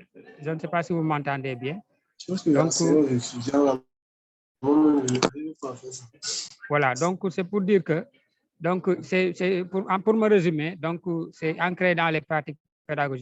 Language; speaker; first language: French; non-native, local second language; Wolof